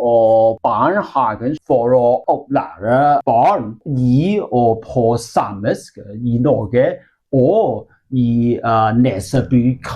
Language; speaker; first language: Norwegian; non-native, learner; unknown